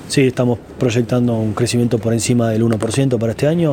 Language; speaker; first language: Spanish; native; Spanish